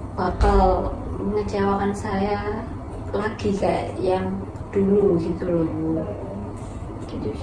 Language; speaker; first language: Indonesian; native; Indonesian